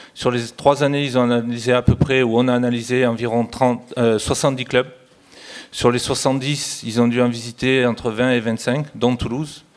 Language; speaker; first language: French; native; French